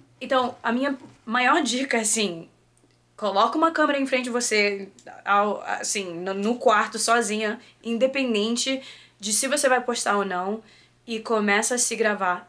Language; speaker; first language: Portuguese; early bilingual, heritage; Portuguese